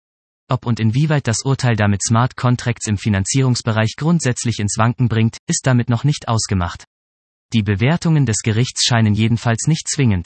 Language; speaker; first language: German; native; German